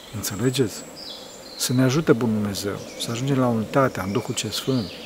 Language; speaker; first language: Romanian; early bilingual, heritage; Romanian